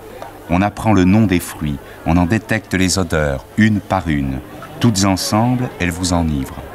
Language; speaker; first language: French; native; French